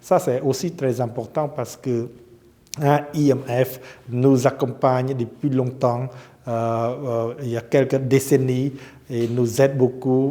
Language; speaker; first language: French; non-native, fluent; Khmer